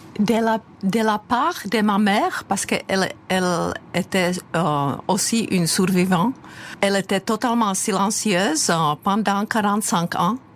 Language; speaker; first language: French; non-native, fluent; Czech